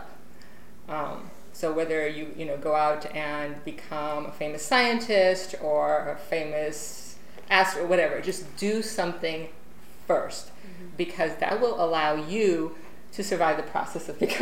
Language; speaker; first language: English; non-native, fluent; Romanian